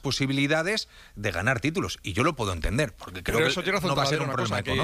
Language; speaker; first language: Spanish; native; Spanish